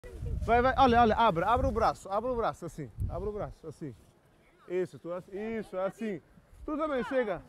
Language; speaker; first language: Portuguese; non-native, learner; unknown